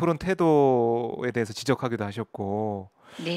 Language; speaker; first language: Korean; native; Korean